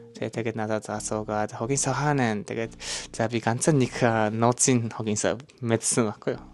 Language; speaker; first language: Mongolian; non-native, learner; Japanese